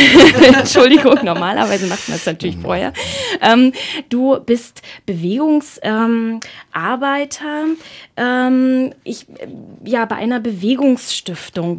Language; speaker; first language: German; native; German